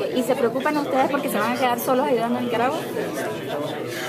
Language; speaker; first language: Spanish; native; Spanish